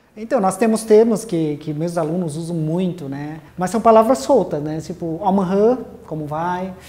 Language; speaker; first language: Portuguese; non-native, local second language; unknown